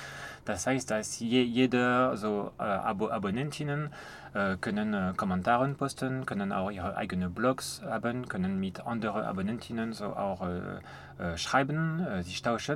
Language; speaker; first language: German; non-native, fluent; French